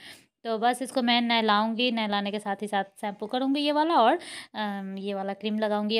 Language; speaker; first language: Hindi; native; Hindi